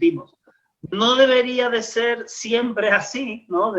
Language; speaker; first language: Spanish; native; Spanish